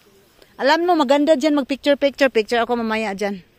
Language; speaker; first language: Filipino; native; Filipino